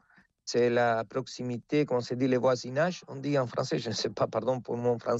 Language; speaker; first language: French; non-native, fluent; Spanish